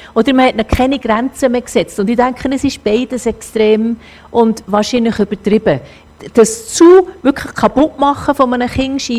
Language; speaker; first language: German; native; German